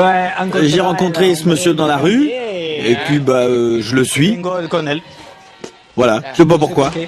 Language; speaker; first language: French; native; French